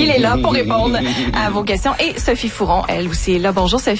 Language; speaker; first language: French; native; French